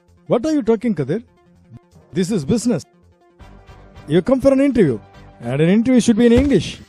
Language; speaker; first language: English; non-native, local second language; Tamil